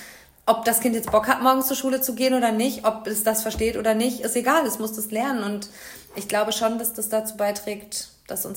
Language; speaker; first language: German; native; German